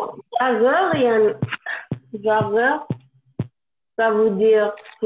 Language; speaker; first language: French; non-native, learner; English